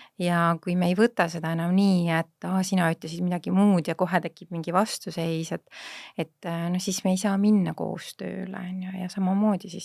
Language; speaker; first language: Estonian; native; Estonian